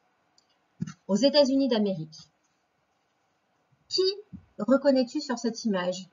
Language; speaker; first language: French; native; French